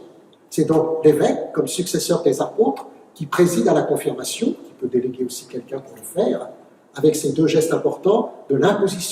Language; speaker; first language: French; native; French